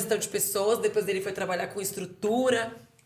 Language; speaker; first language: Portuguese; native; Portuguese